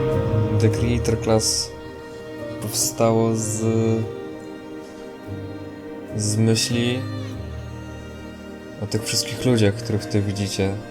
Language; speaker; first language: Polish; native; Polish